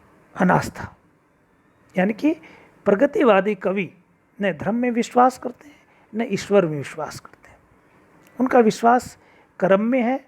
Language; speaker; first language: Hindi; native; Hindi